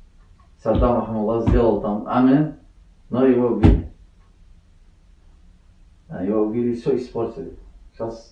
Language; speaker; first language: Russian; non-native, learner; Azerbaijani